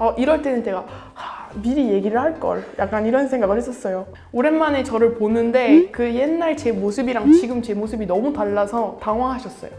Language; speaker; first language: Korean; non-native, fluent; French